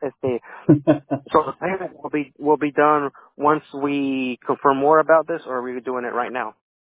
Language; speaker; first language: English; non-native, fluent; Spanish